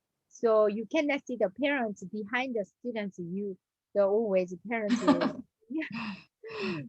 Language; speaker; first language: English; non-native, learner; Korean